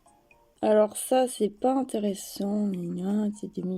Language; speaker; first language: French; native; French